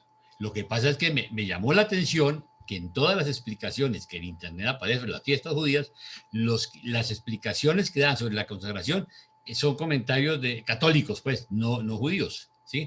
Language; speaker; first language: Spanish; native; Spanish